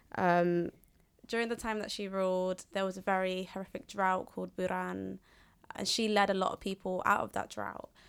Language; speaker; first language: English; early bilingual, other home language; Somali